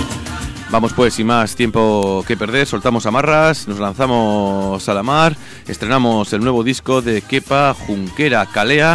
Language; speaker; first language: Spanish; native; Spanish